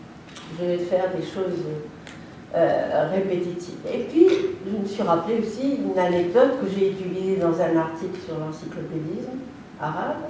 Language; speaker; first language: French; non-native, local second language; Arabic